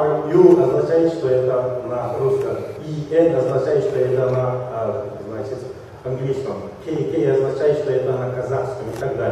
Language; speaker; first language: Russian; non-native, local second language; Kyrgyz